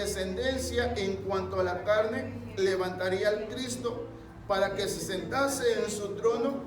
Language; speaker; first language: Spanish; native; Spanish